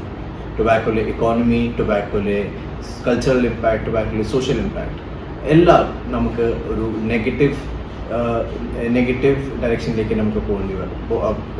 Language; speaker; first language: Malayalam; non-native, learner; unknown